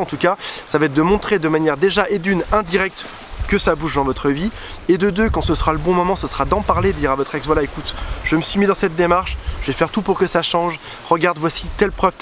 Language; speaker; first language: French; native; French